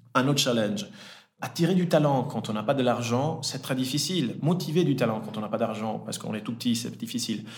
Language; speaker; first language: French; early bilingual, other home language; Italian